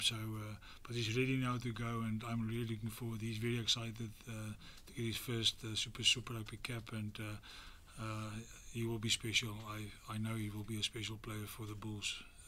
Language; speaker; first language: English; non-native, local second language; Afrikaans